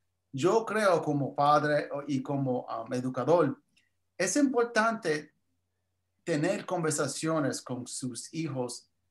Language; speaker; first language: Spanish; early bilingual, heritage; English